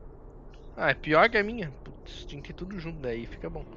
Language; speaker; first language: Portuguese; native; Portuguese